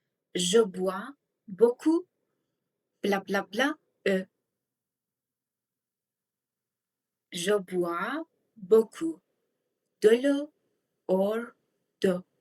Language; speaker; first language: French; non-native, fluent; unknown